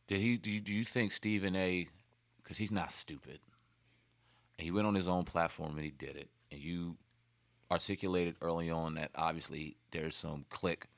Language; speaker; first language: English; native; English